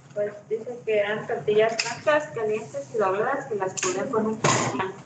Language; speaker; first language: Spanish; native; Spanish